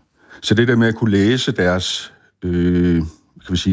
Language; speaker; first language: Danish; native; Danish